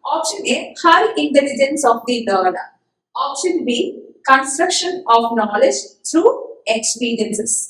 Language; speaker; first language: English; non-native, local second language; Malayalam